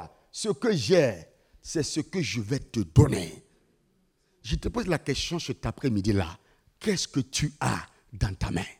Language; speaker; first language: French; non-native, local second language; Mossi